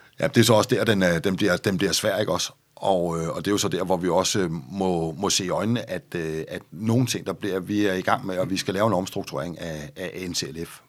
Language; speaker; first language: Danish; native; Danish